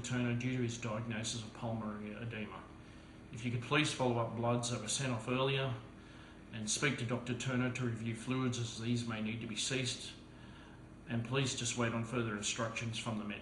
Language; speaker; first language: English; native; English